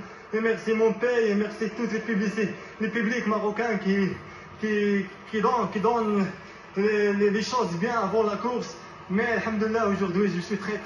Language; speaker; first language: French; non-native, learner; Arabic